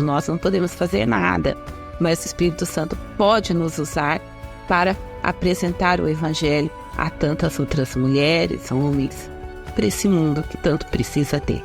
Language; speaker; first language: Portuguese; native; Portuguese